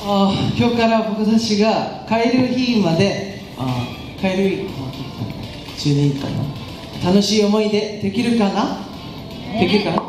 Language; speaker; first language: Japanese; non-native, learner; Korean